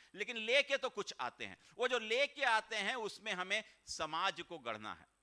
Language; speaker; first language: Hindi; native; Hindi